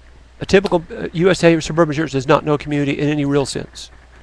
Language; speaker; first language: English; native; English